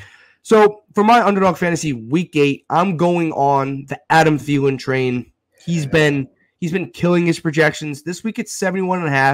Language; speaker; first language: English; native; English